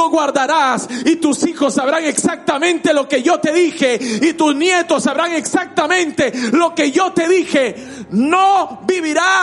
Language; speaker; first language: Spanish; native; Spanish